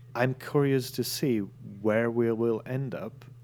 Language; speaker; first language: English; non-native, fluent; Italian